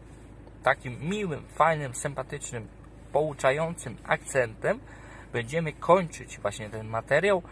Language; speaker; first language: Polish; native; Polish